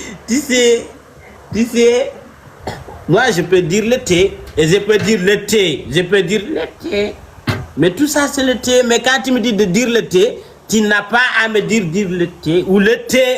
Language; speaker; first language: French; non-native, local second language; Fula